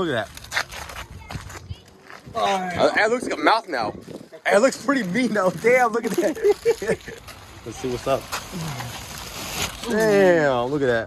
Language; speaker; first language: English; native; English